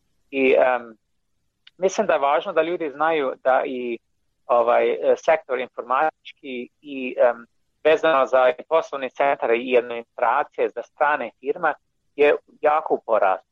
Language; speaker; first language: Croatian; non-native, fluent; English